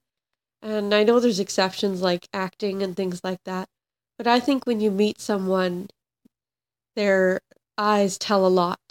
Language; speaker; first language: English; native; English